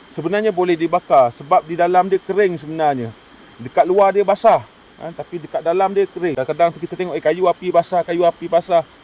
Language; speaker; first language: Malay; non-native, local second language; Iban